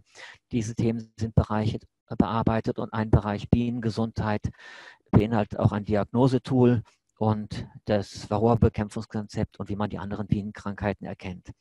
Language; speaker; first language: German; native; German